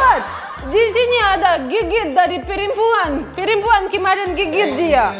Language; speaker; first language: Indonesian; non-native, learner; Russian